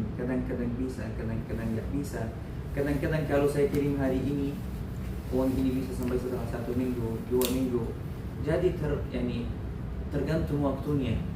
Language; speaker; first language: Indonesian; non-native, learner; Arabic